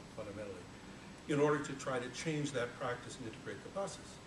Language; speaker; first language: English; native; English